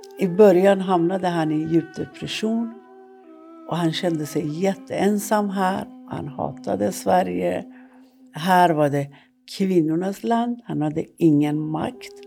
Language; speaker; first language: Swedish; non-native, fluent; Persian